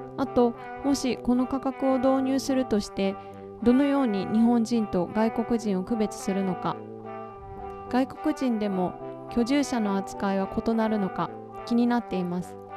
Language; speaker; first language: Japanese; native; Japanese